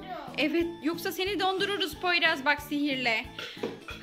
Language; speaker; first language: Turkish; native; Turkish